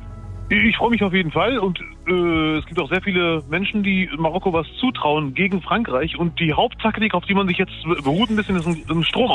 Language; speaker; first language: German; early bilingual, other home language; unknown